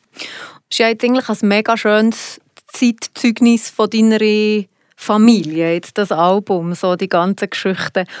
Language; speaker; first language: German; native; German